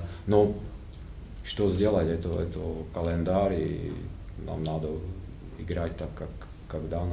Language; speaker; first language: Russian; non-native, fluent; Czech